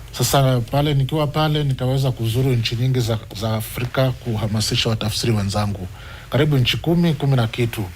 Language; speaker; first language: Swahili; non-native, local second language; Giryama